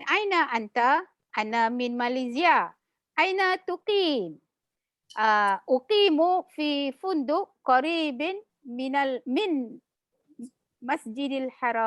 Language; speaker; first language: Arabic; non-native, learner; Malay